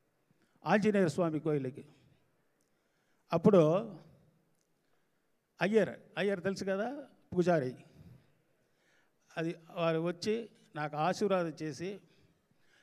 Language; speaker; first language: Telugu; non-native, learner; Tamil